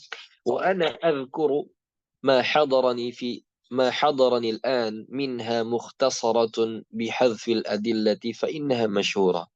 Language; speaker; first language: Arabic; non-native, fluent; Indonesian